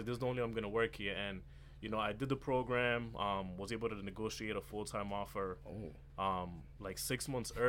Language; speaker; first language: English; native; English